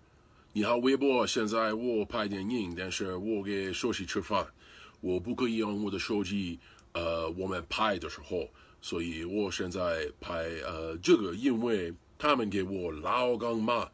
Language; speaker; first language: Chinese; non-native, learner; English